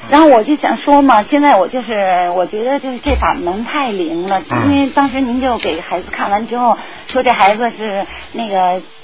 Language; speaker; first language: Chinese; native; Chinese